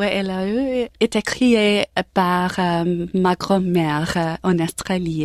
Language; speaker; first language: French; non-native, learner; English